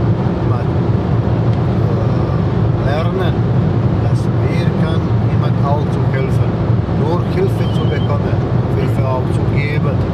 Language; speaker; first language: German; non-native, learner; Croatian